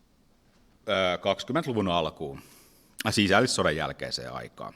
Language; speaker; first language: Finnish; native; Finnish